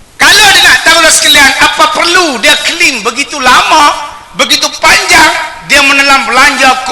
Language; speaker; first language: Malay; native; Malay